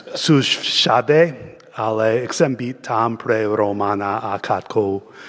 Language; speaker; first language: Slovak; non-native, learner; English